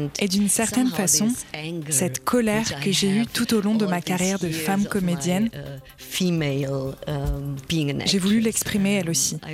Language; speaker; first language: French; non-native, fluent; German